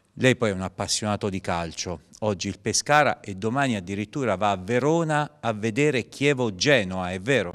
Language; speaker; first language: Italian; native; Italian